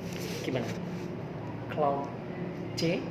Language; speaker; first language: Indonesian; native; Indonesian